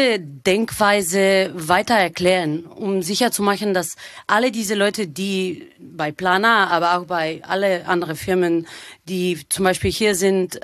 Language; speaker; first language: German; non-native, fluent; Bulgarian